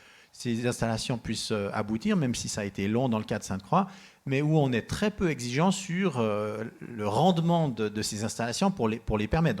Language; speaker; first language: French; native; French